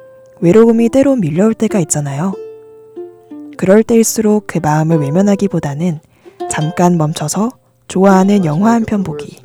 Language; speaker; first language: Korean; native; Korean